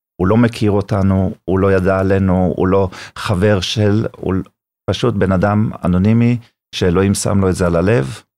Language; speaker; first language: Hebrew; non-native, fluent; German